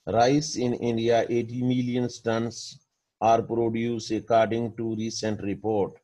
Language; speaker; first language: English; non-native, local second language; Urdu